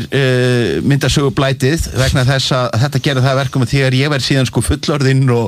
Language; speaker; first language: Icelandic; native; Icelandic